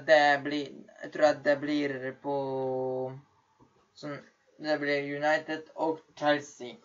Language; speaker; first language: Norwegian; early bilingual, other home language; Polish